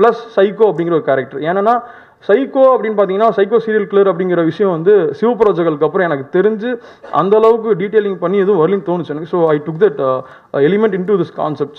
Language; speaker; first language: Tamil; native; Tamil